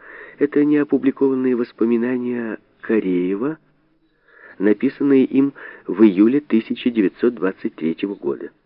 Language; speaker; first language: Russian; native; Russian